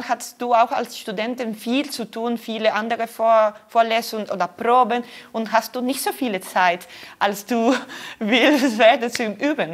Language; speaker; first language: German; non-native, fluent; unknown